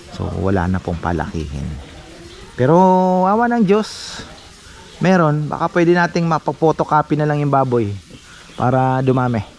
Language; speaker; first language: Filipino; non-native, local second language; Bikol